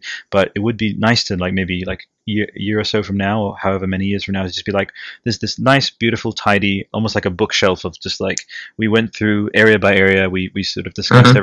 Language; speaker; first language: English; non-native, fluent; Italian